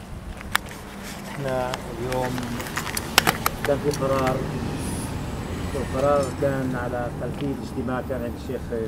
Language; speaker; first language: Arabic; native; Arabic